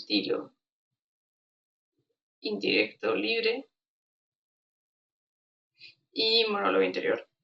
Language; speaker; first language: Spanish; native; Spanish